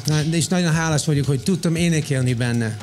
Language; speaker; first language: Hungarian; early bilingual, heritage; Hungarian